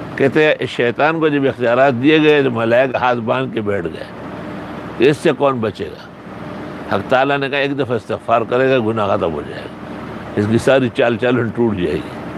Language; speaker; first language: Urdu; non-native, local second language; Pashto